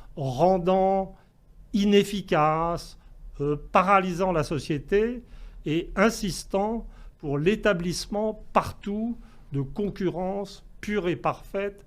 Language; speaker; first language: French; native; French